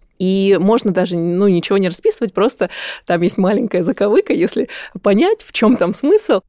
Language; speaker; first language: Russian; native; Russian